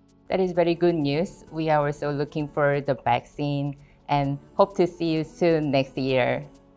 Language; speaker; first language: English; non-native, fluent; Korean